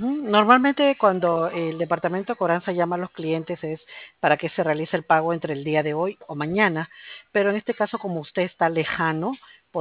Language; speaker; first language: Spanish; native; Spanish